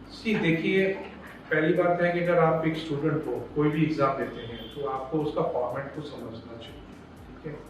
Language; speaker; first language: Hindi; non-native, local second language; Gujarati